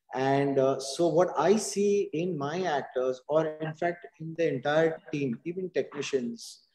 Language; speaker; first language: English; non-native, local second language; Hindi